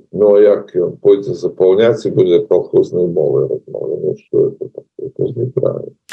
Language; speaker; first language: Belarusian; non-native, local second language; Russian